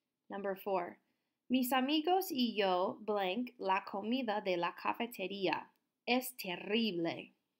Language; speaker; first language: Spanish; non-native, fluent; English